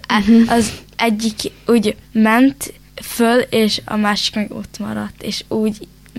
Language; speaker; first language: Hungarian; early bilingual, heritage; Hungarian